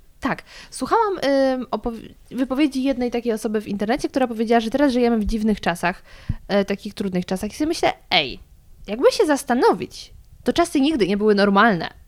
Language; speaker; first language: Polish; native; Polish